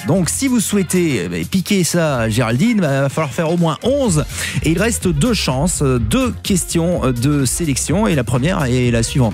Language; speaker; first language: French; native; French